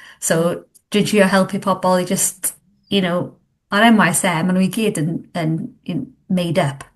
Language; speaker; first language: Welsh; non-native, local second language; English